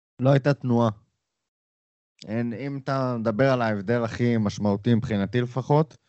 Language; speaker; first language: Hebrew; native; Hebrew